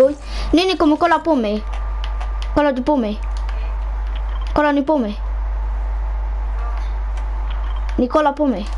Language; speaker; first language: Swedish; early bilingual, other home language; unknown